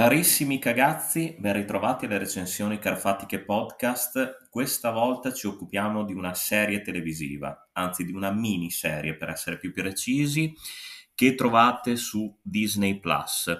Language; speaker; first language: Italian; native; Italian